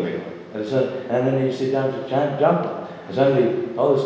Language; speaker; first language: English; non-native, local second language; Bangla